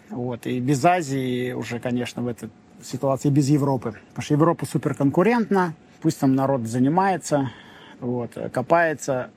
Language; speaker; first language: Russian; native; Russian